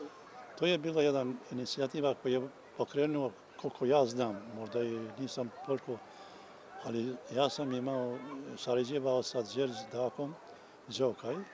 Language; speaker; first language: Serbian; non-native, local second language; Albanian